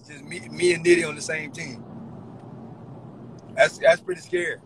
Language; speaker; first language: English; native; English